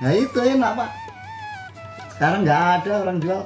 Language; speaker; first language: Indonesian; non-native, local second language; Javanese